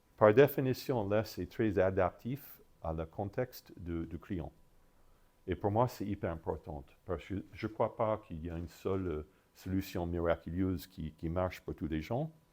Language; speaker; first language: French; non-native, fluent; English